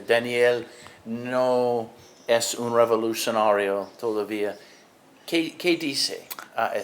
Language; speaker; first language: Spanish; non-native, learner; English